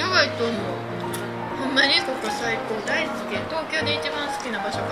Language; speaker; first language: Japanese; native; Japanese